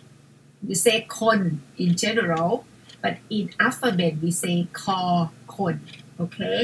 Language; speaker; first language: English; non-native, fluent; Thai